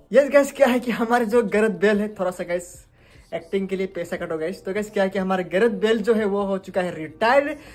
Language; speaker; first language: Hindi; non-native, local second language; Assamese